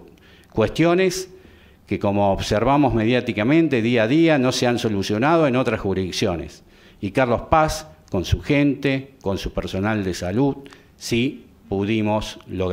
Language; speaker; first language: Spanish; native; Spanish